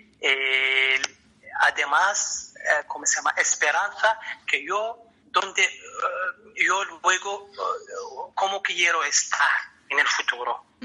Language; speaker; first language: Spanish; non-native, learner; Arabic